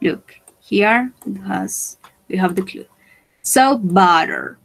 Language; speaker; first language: English; non-native, fluent; Spanish